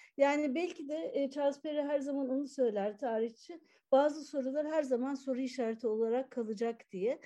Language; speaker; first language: Turkish; native; Turkish